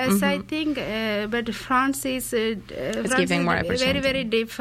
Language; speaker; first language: English; non-native, learner; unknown